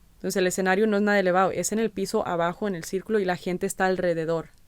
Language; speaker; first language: Spanish; early bilingual, heritage; Spanish